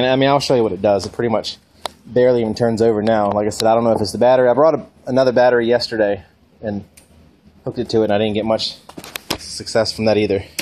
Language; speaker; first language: English; native; English